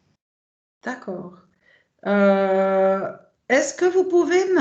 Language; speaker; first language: French; native; French